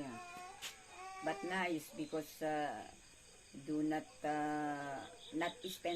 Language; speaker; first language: English; non-native, learner; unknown